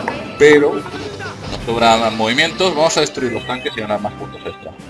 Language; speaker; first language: Spanish; native; Spanish